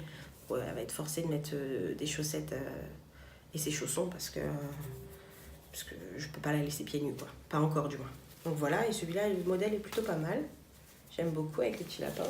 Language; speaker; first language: French; native; French